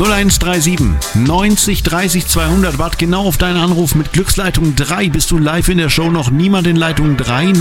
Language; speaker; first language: German; native; German